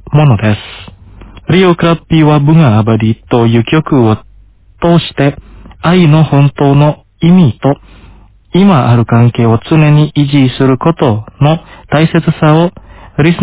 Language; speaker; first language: Japanese; non-native, fluent; Indonesian